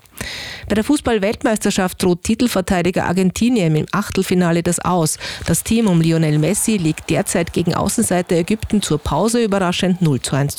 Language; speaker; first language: German; native; German